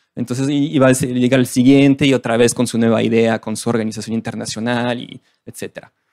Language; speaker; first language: Spanish; non-native, fluent; French